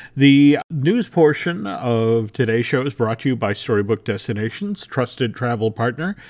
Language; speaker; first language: English; native; English